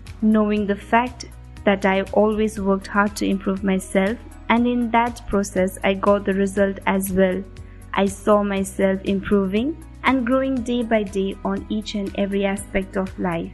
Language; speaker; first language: English; non-native, local second language; Nepali